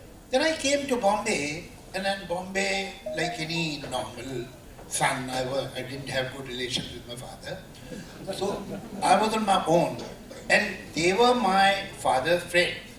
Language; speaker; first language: English; non-native, local second language; Urdu